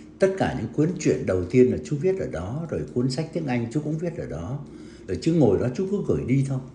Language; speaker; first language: Vietnamese; native; Vietnamese